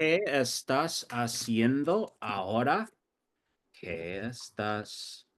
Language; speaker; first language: Spanish; non-native, fluent; English